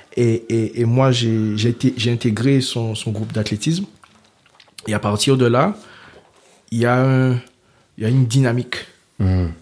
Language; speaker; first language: French; early bilingual, other home language; Haitian Creole